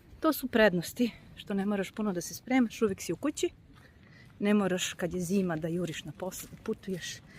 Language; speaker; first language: Bosnian; native; Bosnian